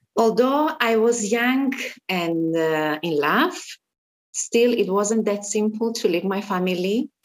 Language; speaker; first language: English; non-native, fluent; Armenian